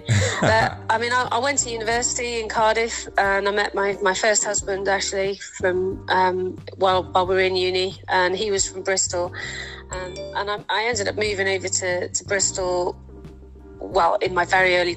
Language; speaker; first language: English; native; English